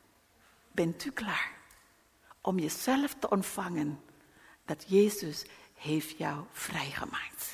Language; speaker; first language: Dutch; non-native, learner; Indonesian